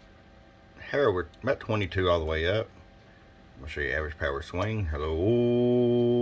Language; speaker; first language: English; native; English